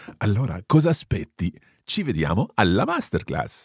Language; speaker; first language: Italian; non-native, fluent; English